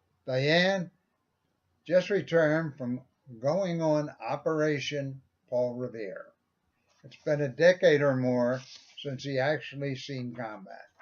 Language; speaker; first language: English; native; English